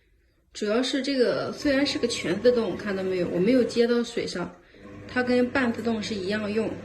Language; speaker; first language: Chinese; native; Chinese